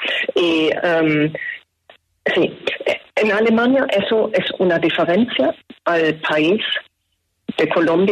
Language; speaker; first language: Spanish; non-native, fluent; German